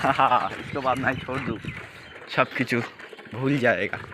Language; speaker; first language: Hindi; non-native, local second language; Bangla